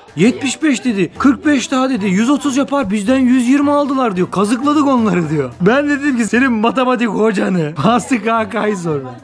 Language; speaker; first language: Turkish; native; Turkish